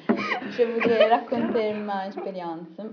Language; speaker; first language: French; non-native, learner; Italian